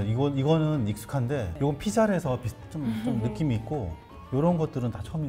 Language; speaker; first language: Korean; native; Korean